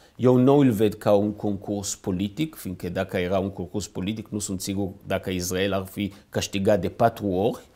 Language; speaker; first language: Romanian; early bilingual, heritage; Hebrew